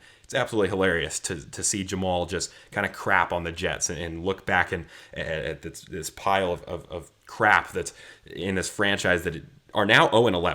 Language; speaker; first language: English; native; English